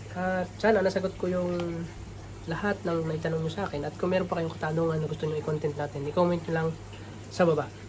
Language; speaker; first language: Filipino; native; Filipino